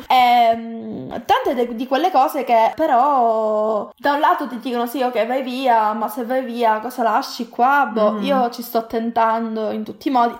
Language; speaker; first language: Italian; native; Italian